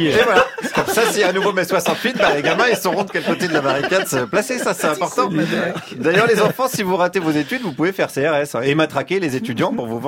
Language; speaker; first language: French; native; French